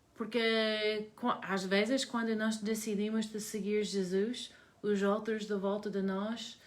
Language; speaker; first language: Portuguese; non-native, learner; English